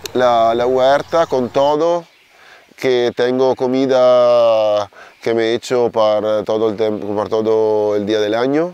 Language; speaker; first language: Spanish; non-native, learner; Italian